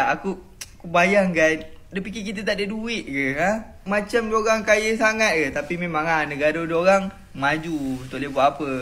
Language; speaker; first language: Malay; native; Malay